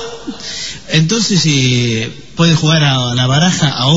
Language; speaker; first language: Spanish; native; Spanish